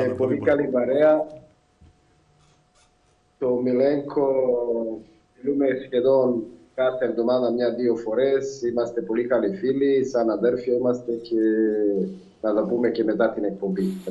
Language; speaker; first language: Greek; non-native, fluent; Serbian